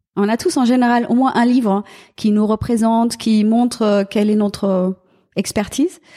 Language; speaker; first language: French; non-native, fluent; German